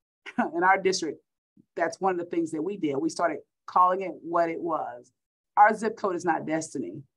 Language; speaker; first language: English; native; English